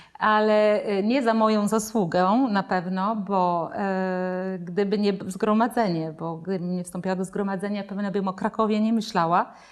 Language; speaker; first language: Polish; non-native, fluent; Italian